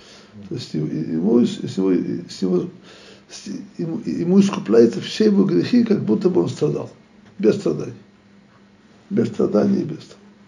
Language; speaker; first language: Russian; native; Russian